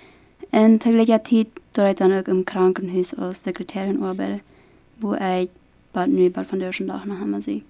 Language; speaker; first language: German; non-native, local second language; Plautdietsch